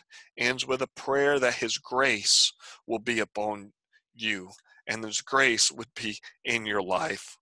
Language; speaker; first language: English; native; English